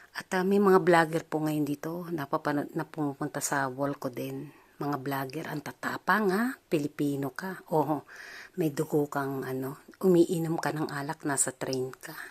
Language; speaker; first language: Filipino; native; Filipino